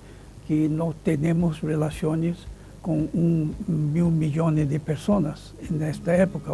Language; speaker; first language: Spanish; non-native, fluent; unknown